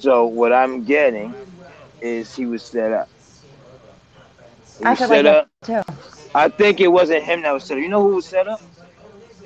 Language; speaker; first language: English; native; English